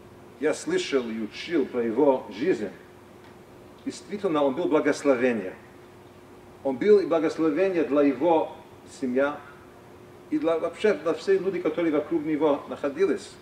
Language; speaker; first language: Russian; non-native, fluent; English